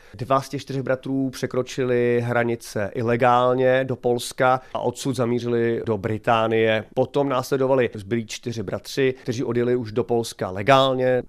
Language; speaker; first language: Czech; native; Czech